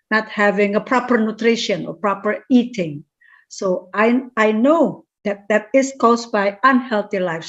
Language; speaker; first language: English; non-native, fluent; Indonesian